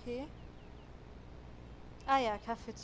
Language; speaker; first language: German; native; German